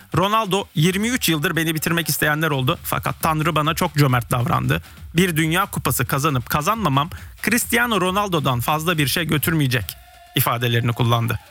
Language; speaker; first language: Turkish; early bilingual, heritage; Turkish